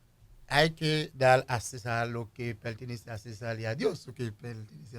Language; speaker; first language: Spanish; non-native, fluent; Haitian Creole